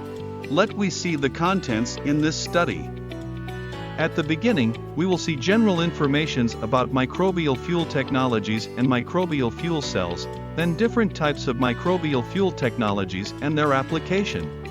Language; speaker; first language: English; non-native, fluent; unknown